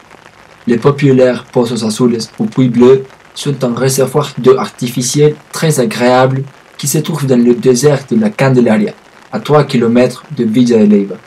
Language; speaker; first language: French; non-native, learner; Spanish